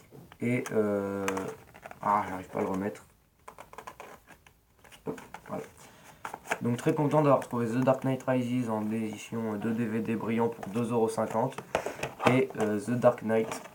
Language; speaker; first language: French; native; French